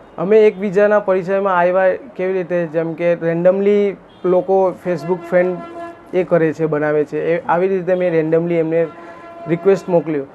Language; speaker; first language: Gujarati; non-native, local second language; Hindi